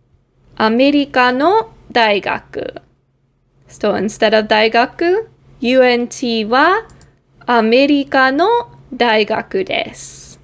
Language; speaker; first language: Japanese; non-native, fluent; English